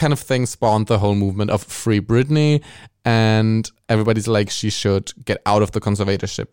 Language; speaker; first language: English; non-native, fluent; German